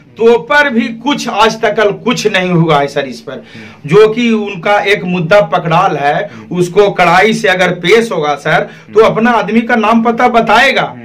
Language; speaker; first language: Hindi; native; Hindi